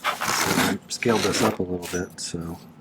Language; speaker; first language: English; native; English